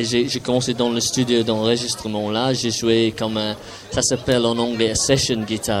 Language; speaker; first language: French; non-native, fluent; English